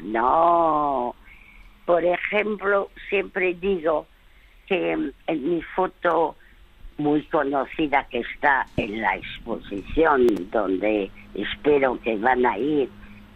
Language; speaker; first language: Spanish; early bilingual, other home language; French